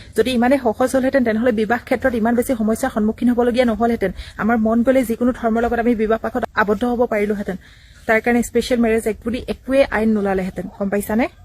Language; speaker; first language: Assamese; non-native, local second language; Bodo